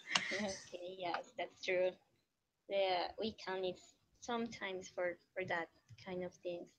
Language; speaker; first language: English; non-native, learner; Spanish